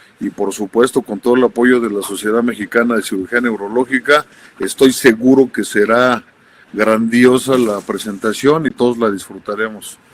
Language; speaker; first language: Spanish; native; Spanish